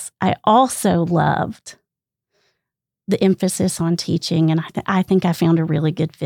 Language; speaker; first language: English; native; English